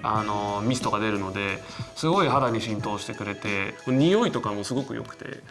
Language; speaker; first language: Japanese; native; Japanese